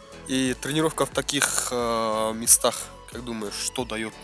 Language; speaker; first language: Russian; non-native, local second language; Kyrgyz